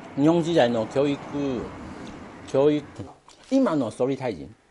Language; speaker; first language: Japanese; non-native, learner; Chinese